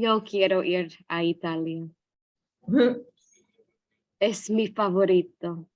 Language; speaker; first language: Spanish; non-native, fluent; English